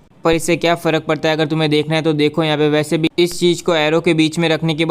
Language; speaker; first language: Hindi; native; Hindi